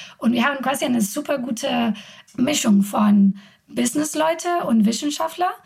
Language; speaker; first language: German; non-native, fluent; Spanish